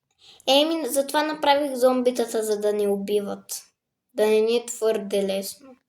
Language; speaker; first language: Bulgarian; native; Bulgarian